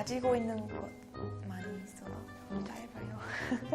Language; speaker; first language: Korean; non-native, learner; English